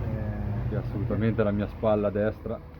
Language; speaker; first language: Italian; native; Italian